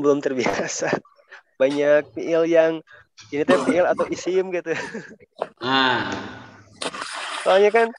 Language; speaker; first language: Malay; non-native, local second language; Sundanese